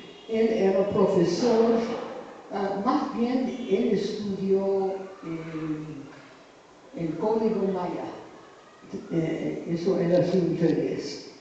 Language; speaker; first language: Spanish; non-native, fluent; English